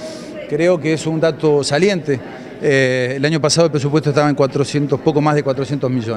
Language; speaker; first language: Spanish; native; Spanish